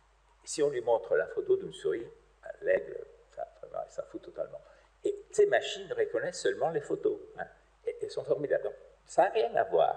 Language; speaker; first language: French; native; French